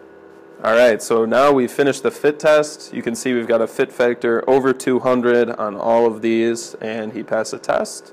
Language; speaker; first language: English; native; English